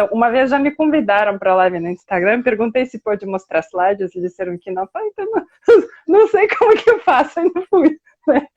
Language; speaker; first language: Portuguese; non-native, fluent; Russian